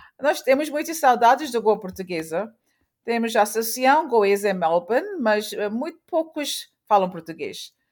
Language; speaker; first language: Portuguese; early bilingual, heritage; Portuguese